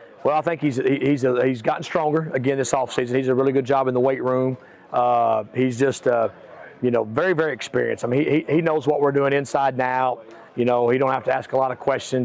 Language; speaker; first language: English; native; English